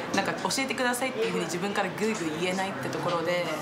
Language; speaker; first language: Japanese; non-native, fluent; English